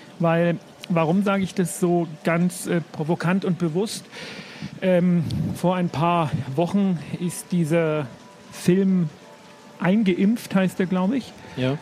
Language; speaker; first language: German; native; German